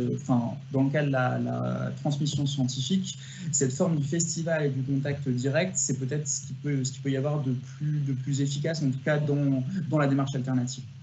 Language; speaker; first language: French; native; French